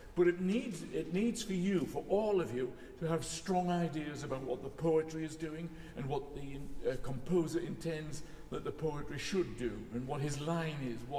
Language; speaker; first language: English; native; English